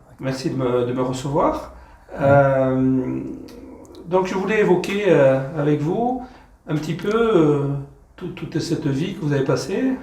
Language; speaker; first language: French; native; French